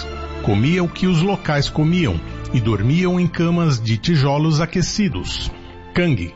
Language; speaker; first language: Portuguese; native; Portuguese